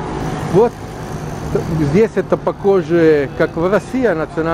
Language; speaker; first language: Russian; non-native, fluent; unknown